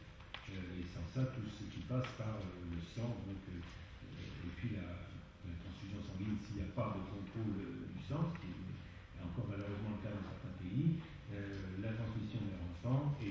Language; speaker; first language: French; native; French